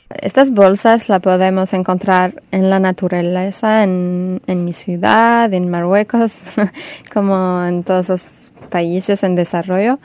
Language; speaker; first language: Spanish; non-native, fluent; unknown